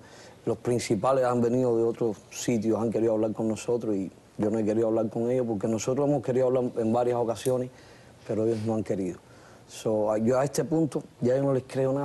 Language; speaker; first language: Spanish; native; Spanish